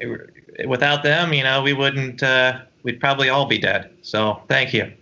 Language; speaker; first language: English; native; English